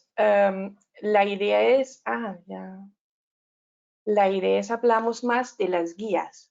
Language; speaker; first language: Spanish; non-native, learner; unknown